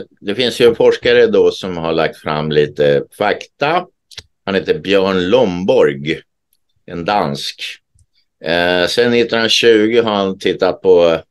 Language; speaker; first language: Swedish; native; Swedish